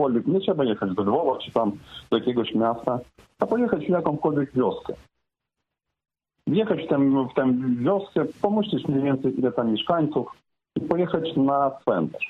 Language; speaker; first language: Polish; non-native, fluent; Ukrainian